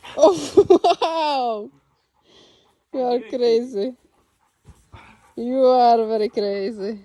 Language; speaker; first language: English; non-native, learner; Czech